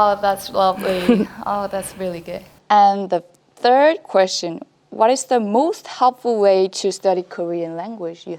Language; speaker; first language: English; non-native, fluent; Korean